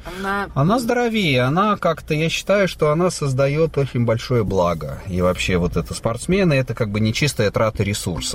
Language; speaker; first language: Russian; native; Russian